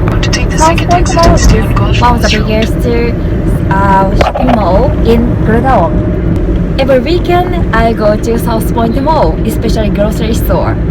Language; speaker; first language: English; non-native, learner; Japanese